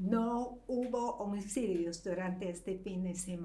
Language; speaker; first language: Spanish; non-native, fluent; English